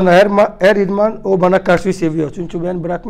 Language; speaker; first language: Turkish; non-native, learner; French